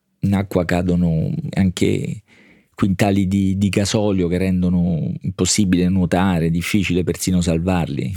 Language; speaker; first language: Italian; native; Italian